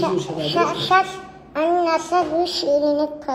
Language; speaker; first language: Russian; non-native, local second language; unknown